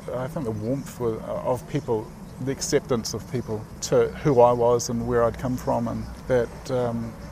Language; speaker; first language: English; native; English